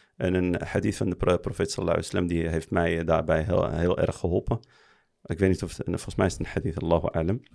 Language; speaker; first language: Dutch; early bilingual, other home language; Arabic